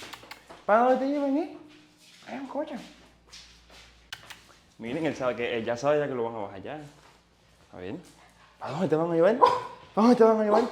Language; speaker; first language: Spanish; native; Spanish